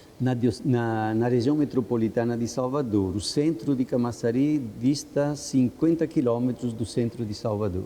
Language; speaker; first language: Portuguese; non-native, fluent; Italian